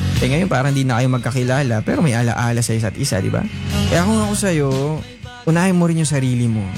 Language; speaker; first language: Filipino; non-native, local second language; Hiligaynon